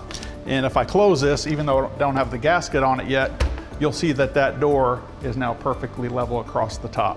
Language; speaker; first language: English; native; English